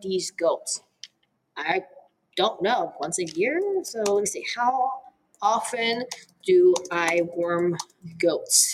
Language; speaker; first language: English; early bilingual, other home language; Cantonese